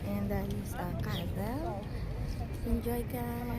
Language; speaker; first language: English; non-native, local second language; Filipino